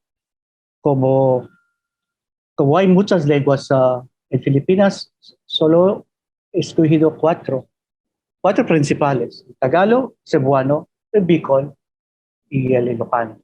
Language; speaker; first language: Spanish; non-native, fluent; Filipino